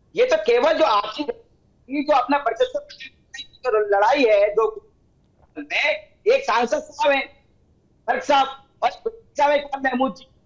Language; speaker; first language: Hindi; native; Hindi